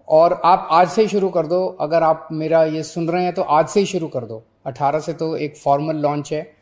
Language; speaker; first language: Hindi; native; Hindi